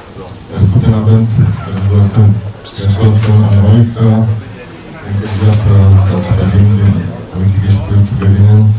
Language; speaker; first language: German; non-native, learner; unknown